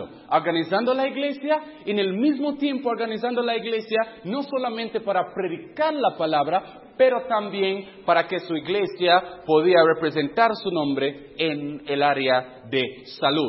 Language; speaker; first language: Spanish; non-native, fluent; English